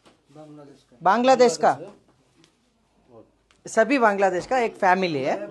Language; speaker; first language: Hindi; non-native, local second language; Kannada